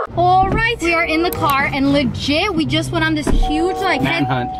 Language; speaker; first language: English; native; English